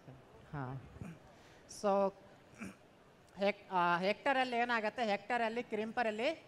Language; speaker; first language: Kannada; non-native, local second language; Hindi